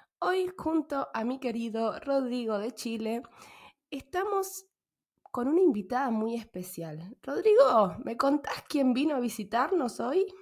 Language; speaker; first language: Spanish; native; Spanish